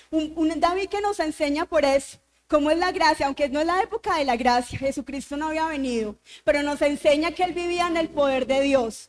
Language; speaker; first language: Spanish; native; Spanish